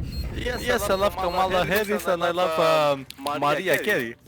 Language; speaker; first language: English; non-native, learner; Lithuanian